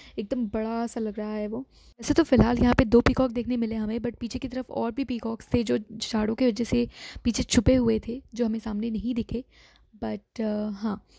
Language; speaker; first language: Hindi; native; Hindi